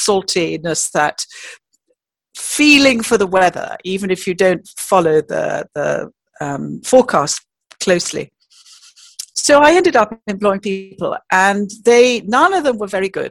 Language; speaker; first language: English; native; English